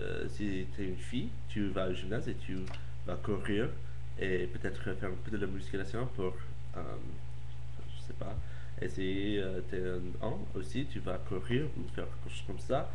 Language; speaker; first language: French; non-native, learner; English